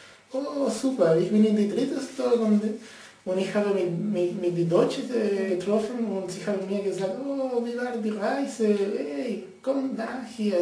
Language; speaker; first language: German; non-native, learner; Spanish